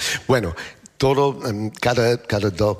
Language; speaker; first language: Spanish; non-native, learner; English